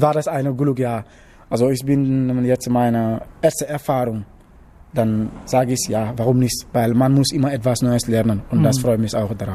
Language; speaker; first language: German; non-native, fluent; Wolof